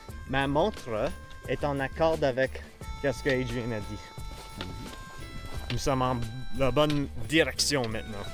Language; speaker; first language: French; non-native, learner; English